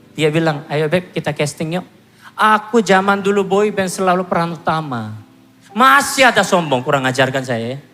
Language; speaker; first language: Indonesian; non-native, fluent; Korean